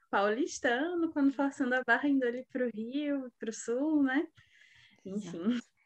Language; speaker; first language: Portuguese; native; Portuguese